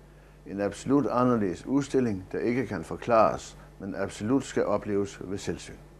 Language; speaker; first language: Danish; native; Danish